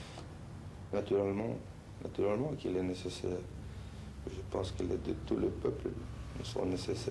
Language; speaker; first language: French; non-native, learner; Spanish